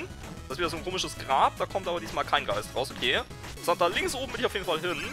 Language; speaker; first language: German; native; German